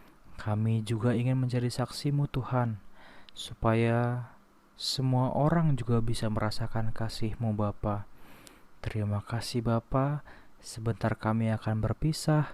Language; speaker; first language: Indonesian; native; Indonesian